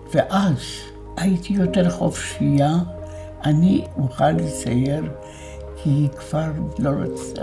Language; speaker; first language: Hebrew; non-native, fluent; Polish